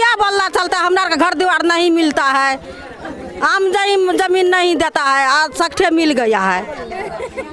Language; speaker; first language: Hindi; non-native, local second language; Maithili